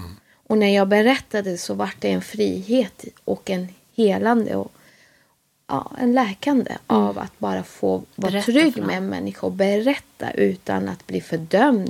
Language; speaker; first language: Swedish; native; Swedish